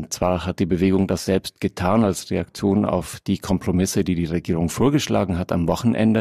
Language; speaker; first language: German; native; German